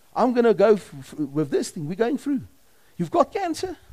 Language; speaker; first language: English; non-native, local second language; Afrikaans